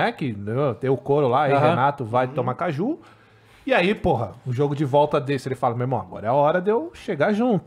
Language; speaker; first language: Portuguese; native; Portuguese